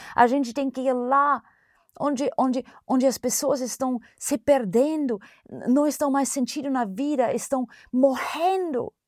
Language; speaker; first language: Portuguese; non-native, fluent; German